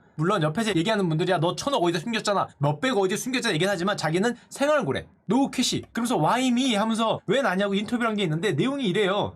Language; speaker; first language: Korean; native; Korean